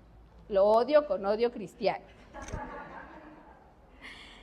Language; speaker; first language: Spanish; native; Spanish